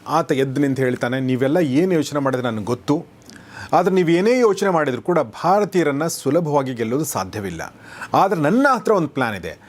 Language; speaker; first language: Kannada; native; Kannada